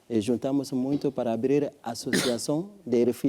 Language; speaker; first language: Portuguese; non-native, learner; French